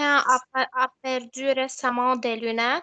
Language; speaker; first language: French; non-native, learner; Arabic